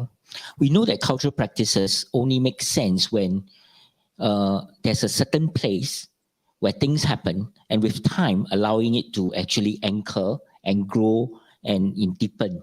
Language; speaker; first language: English; non-native, local second language; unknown